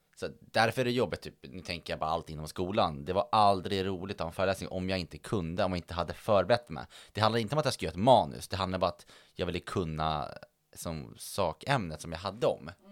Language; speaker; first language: Swedish; native; Swedish